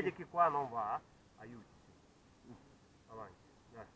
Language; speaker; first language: Italian; non-native, fluent; Russian